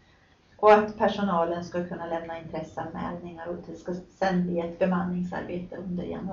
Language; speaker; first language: Swedish; native; Swedish